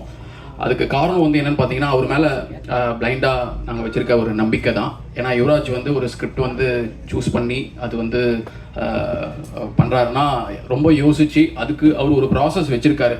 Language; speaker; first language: Tamil; native; Tamil